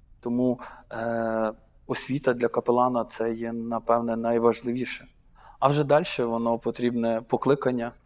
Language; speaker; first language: Ukrainian; native; Ukrainian